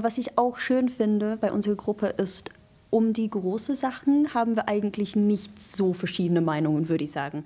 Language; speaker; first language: German; non-native, fluent; English